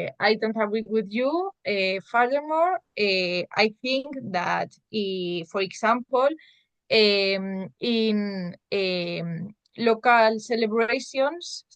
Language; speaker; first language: English; non-native, learner; Spanish